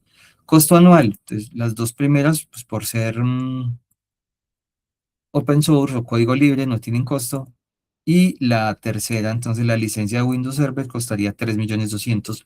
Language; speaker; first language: Spanish; native; Spanish